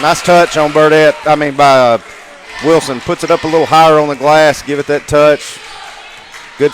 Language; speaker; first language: English; native; English